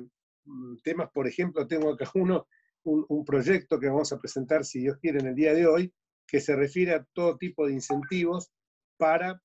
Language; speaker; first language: Spanish; native; Spanish